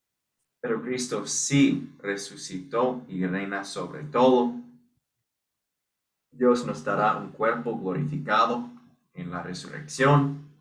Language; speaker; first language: Spanish; non-native, fluent; English